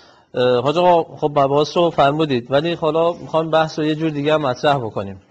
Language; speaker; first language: Persian; native; Persian